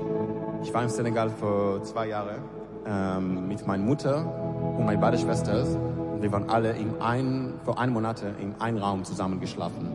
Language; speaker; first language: German; non-native, learner; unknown